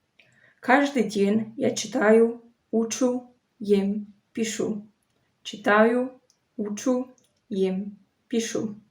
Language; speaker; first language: Russian; non-native, learner; Slovenian